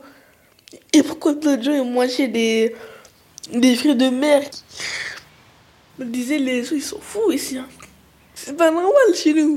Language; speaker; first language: French; early bilingual, other home language; Arabic